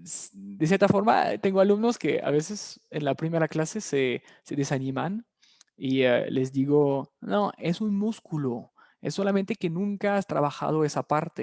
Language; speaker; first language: Spanish; non-native, fluent; French